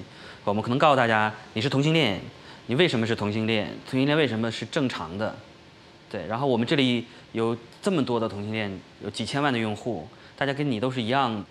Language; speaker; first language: Chinese; native; Chinese